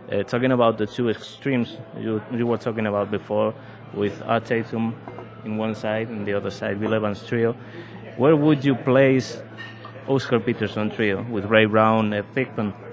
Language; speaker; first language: English; non-native, fluent; Spanish